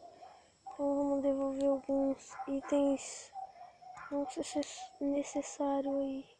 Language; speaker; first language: Portuguese; native; Portuguese